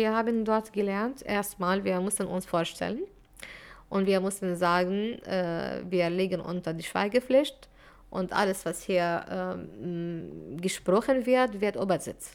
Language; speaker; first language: German; non-native, fluent; Arabic